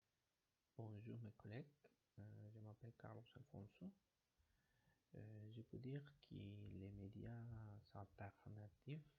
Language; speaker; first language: French; non-native, learner; Spanish